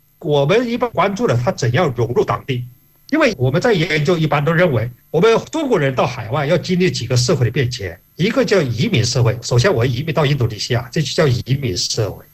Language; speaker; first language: Chinese; non-native, local second language; Hakka Chinese